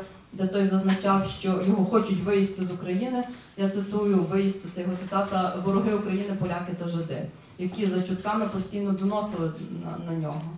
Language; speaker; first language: Ukrainian; native; Ukrainian